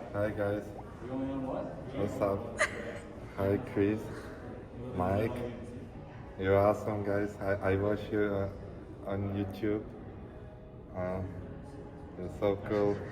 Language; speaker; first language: English; non-native, learner; Ukrainian